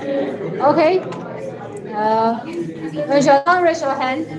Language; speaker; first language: English; non-native, fluent; Chinese